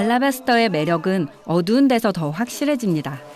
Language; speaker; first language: Korean; native; Korean